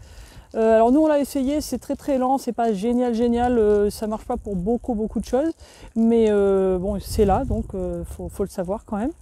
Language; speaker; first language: French; native; French